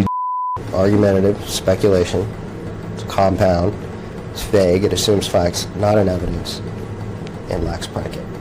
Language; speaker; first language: English; native; English